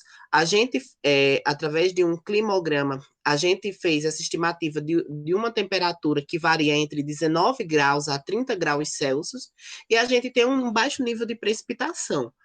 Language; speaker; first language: Portuguese; native; Portuguese